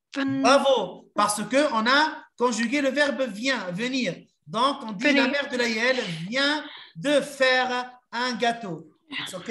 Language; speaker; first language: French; non-native, local second language; Arabic